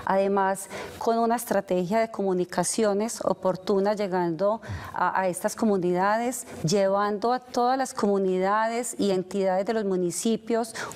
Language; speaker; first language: Spanish; native; Spanish